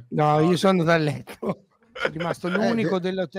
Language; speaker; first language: Italian; native; Italian